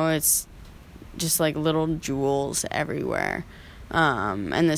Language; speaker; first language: English; native; English